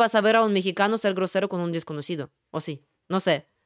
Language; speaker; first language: Spanish; non-native, fluent; Russian